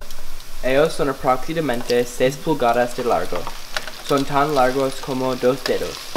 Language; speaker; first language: Spanish; non-native, learner; English